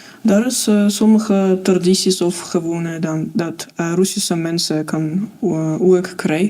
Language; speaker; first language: Afrikaans; non-native, fluent; Russian